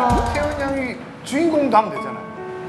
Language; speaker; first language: Korean; native; Korean